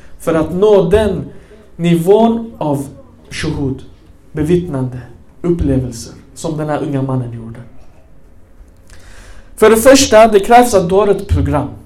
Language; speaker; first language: Swedish; early bilingual, other home language; Arabic